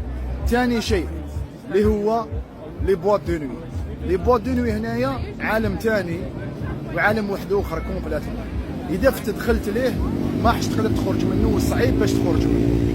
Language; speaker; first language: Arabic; native; Arabic